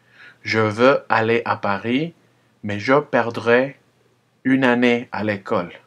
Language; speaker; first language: French; non-native, fluent; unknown